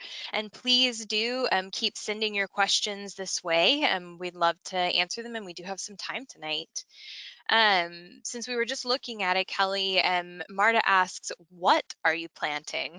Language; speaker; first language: English; native; English